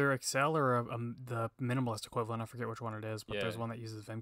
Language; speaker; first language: English; native; English